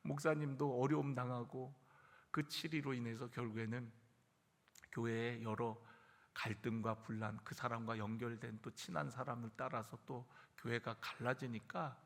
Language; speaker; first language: Korean; native; Korean